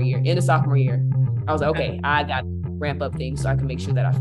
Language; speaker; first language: English; native; English